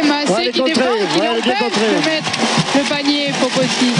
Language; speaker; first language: French; native; French